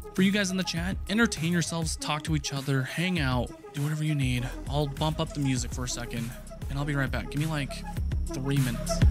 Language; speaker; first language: English; native; English